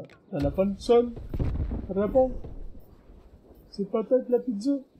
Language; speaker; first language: French; native; French